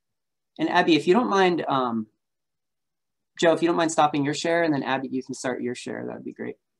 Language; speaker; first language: English; native; English